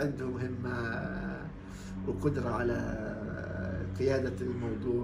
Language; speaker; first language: Arabic; native; Arabic